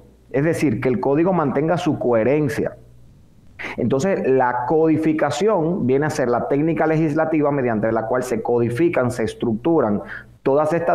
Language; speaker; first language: Spanish; native; Spanish